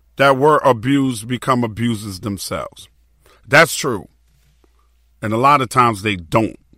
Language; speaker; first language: English; native; English